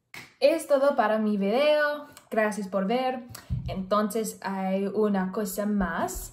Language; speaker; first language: Spanish; non-native, learner; English